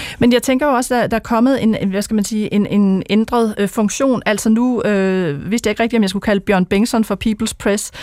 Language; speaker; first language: Danish; native; Danish